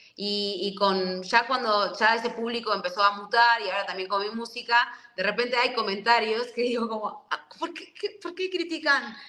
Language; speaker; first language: Spanish; native; Spanish